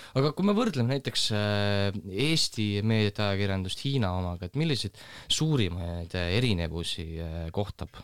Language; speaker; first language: Estonian; native; Estonian